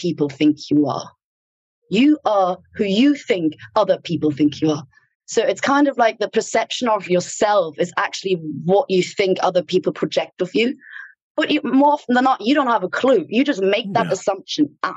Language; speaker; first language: English; non-native, fluent; German